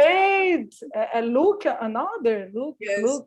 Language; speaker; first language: English; non-native, learner; Portuguese